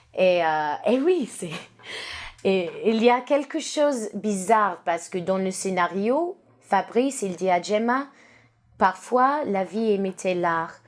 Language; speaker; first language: French; non-native, learner; English